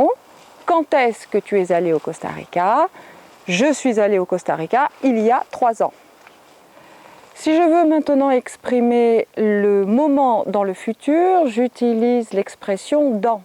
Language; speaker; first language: French; native; French